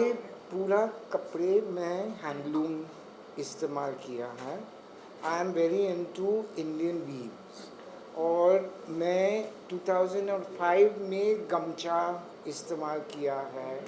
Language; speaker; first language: Hindi; non-native, local second language; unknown